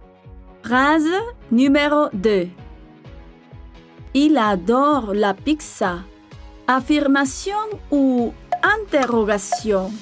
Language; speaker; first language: French; non-native, fluent; Spanish